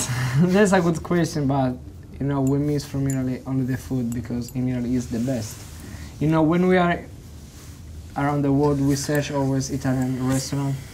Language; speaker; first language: English; non-native, learner; Italian